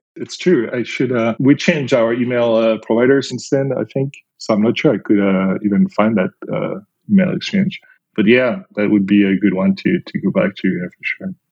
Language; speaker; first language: English; non-native, fluent; French